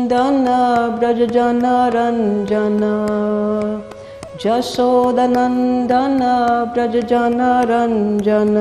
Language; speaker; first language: Hindi; non-native, fluent; English